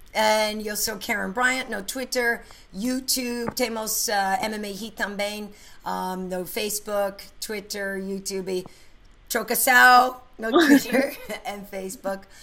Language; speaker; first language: Portuguese; non-native, learner; English